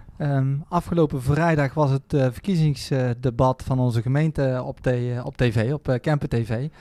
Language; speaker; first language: Dutch; native; Dutch